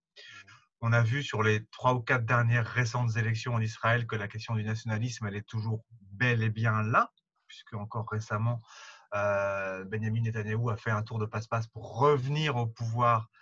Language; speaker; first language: French; native; French